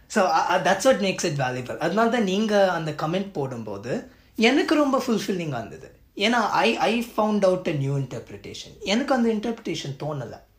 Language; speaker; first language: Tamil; early bilingual, heritage; Tamil